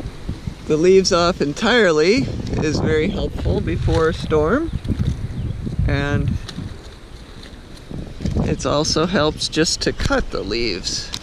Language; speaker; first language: English; native; English